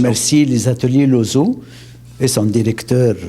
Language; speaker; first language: French; non-native, local second language; Arabic